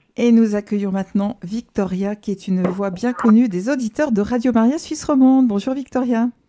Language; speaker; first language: French; native; French